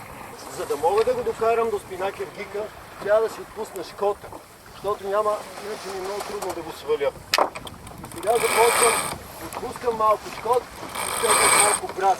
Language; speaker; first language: Bulgarian; native; Bulgarian